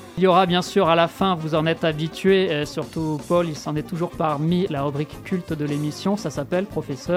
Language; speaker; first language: French; native; French